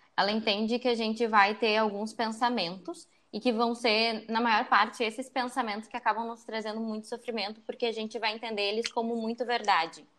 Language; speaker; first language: Portuguese; native; Portuguese